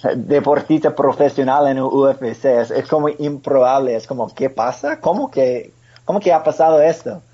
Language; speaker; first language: Spanish; non-native, fluent; English